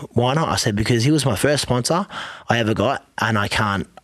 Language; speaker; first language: English; native; English